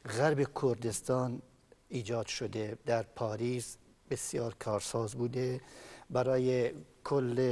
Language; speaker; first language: Persian; non-native, local second language; Kurdish